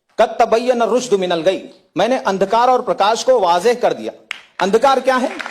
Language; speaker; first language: Hindi; native; Hindi